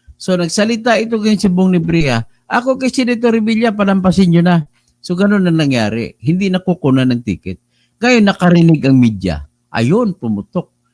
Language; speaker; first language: Filipino; non-native, local second language; Cebuano